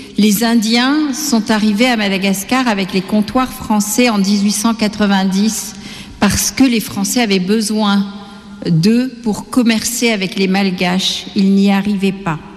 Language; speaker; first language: French; non-native, local second language; Gujarati